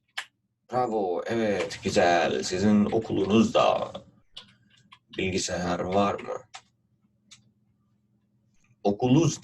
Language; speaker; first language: Turkish; non-native, fluent; Urdu